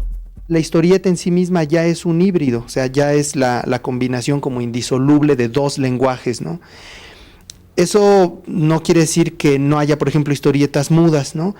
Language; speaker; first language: Spanish; native; Spanish